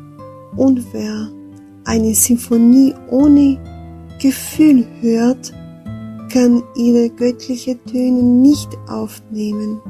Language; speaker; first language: German; non-native, fluent; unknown